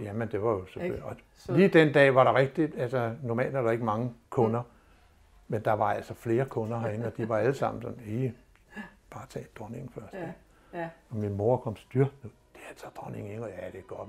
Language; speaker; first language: Danish; native; Danish